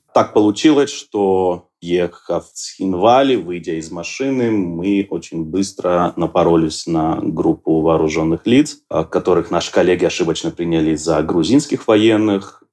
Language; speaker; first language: Russian; non-native, local second language; Georgian